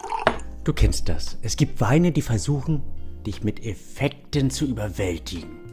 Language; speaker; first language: German; native; German